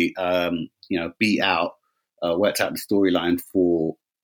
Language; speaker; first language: English; native; English